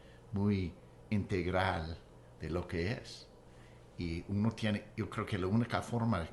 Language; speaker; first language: Spanish; non-native, fluent; English